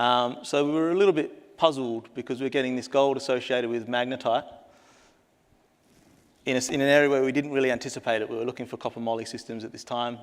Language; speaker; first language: English; native; English